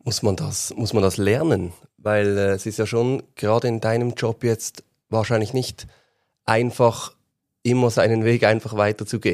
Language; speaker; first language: German; native; German